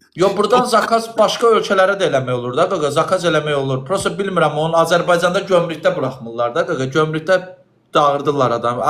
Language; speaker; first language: Azerbaijani; native; Azerbaijani